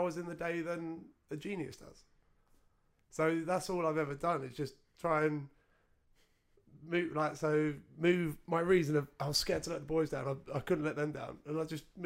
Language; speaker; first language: English; native; English